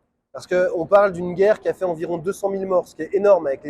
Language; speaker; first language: French; native; French